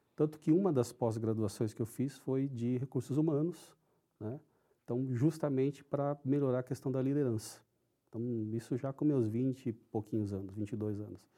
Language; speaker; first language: Portuguese; non-native, local second language; Japanese